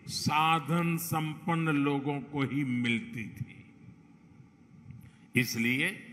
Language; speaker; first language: Hindi; non-native, local second language; Gujarati